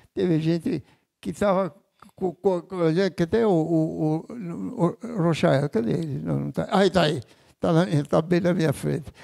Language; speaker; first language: Portuguese; non-native, fluent; Italian